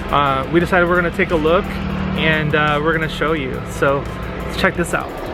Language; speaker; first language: English; native; English